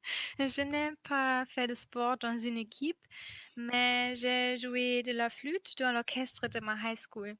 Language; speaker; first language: French; non-native, fluent; German